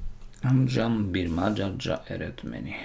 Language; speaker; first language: Turkish; non-native, learner; Slovak